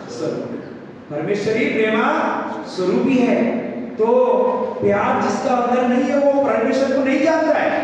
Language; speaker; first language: Hindi; non-native, local second language; Telugu